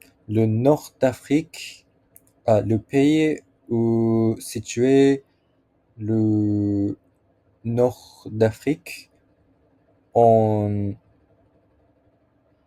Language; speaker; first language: French; non-native, learner; Japanese